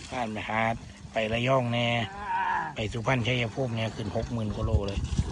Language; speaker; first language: Thai; native; Thai